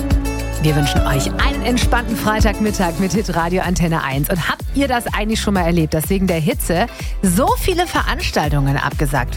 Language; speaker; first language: German; native; German